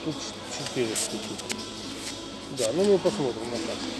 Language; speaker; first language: Russian; non-native, local second language; Ukrainian